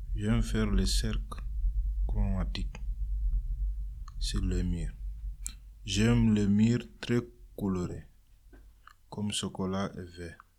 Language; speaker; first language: French; non-native, learner; Fula